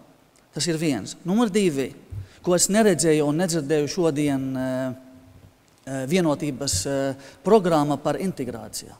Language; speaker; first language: Latvian; non-native, fluent; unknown